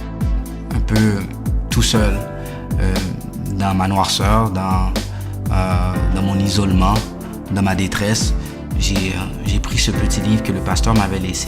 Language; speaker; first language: French; early bilingual, other home language; Haitian Creole